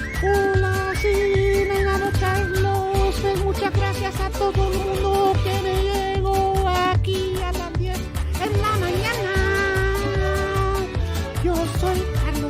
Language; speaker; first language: Spanish; non-native, learner; English